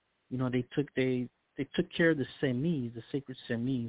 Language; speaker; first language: English; early bilingual, other home language; Spanish